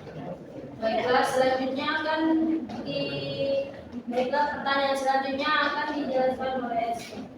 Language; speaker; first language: Indonesian; native; Indonesian